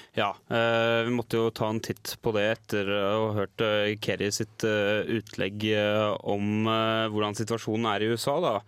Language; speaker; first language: Norwegian; native; Norwegian